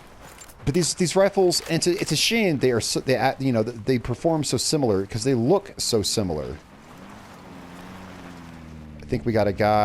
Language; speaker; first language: English; native; English